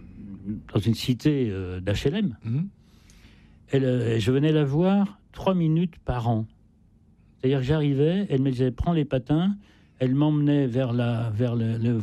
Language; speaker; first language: French; native; French